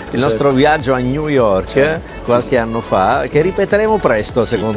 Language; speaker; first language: Italian; native; Italian